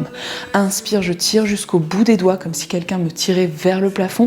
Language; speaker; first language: French; native; French